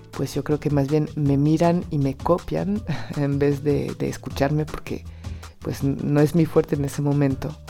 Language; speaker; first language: Spanish; non-native, fluent; French